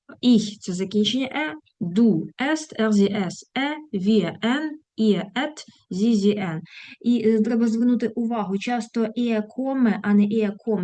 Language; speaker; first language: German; non-native, fluent; Ukrainian